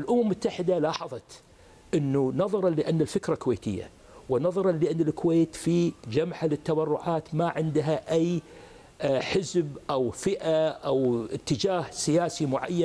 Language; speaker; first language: Arabic; native; Arabic